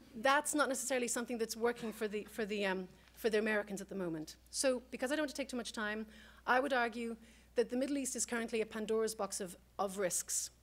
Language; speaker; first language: English; native; English